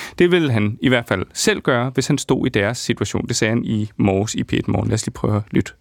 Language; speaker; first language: Danish; native; Danish